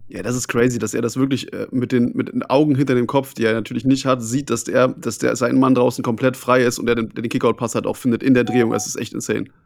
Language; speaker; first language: German; native; German